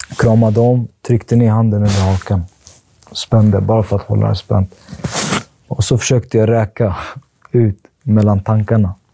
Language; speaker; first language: Swedish; early bilingual, other home language; Arabic